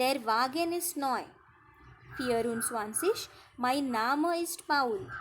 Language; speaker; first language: German; non-native, fluent; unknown